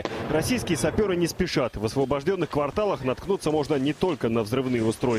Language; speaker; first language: Russian; native; Russian